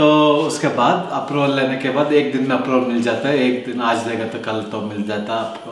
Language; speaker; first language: Hindi; non-native, local second language; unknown